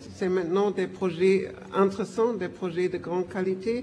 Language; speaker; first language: French; non-native, fluent; German